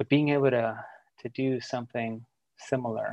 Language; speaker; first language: English; early bilingual, other home language; Spanish